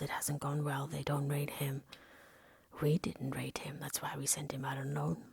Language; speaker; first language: English; non-native, local second language; Welsh